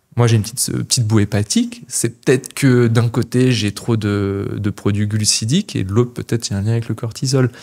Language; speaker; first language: French; native; French